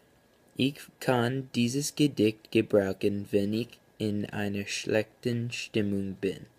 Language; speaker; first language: German; non-native, learner; English